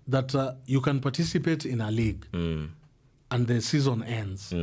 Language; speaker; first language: English; non-native, local second language; Swahili